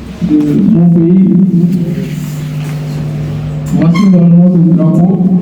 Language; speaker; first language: French; non-native, learner; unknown